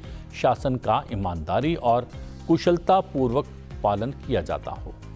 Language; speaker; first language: Hindi; native; Hindi